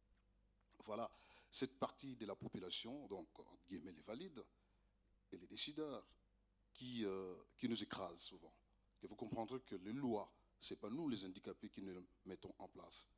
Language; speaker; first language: French; native; French